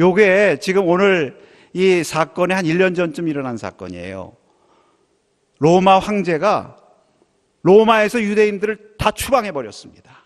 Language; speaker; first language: Korean; native; Korean